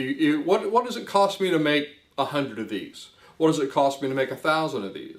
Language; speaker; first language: English; native; English